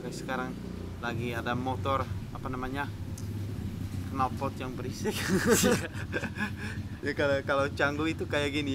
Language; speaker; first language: Indonesian; non-native, fluent; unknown